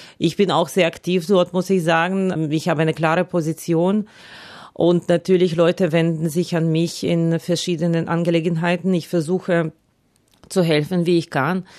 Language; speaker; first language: German; non-native, fluent; Ukrainian